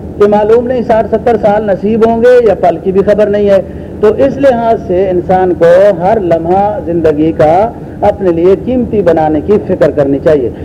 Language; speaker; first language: Urdu; native; Urdu